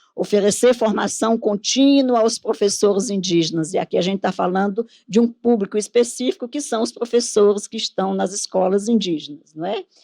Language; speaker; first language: Portuguese; native; Portuguese